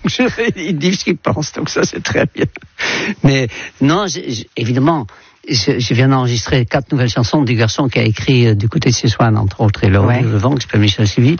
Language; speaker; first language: French; non-native, fluent; Dutch